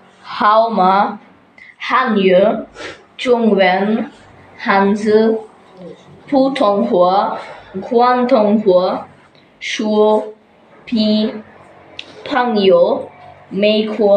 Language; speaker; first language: Chinese; non-native, learner; Bangla